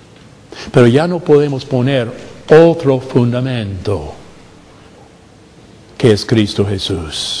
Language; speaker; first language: Spanish; non-native, fluent; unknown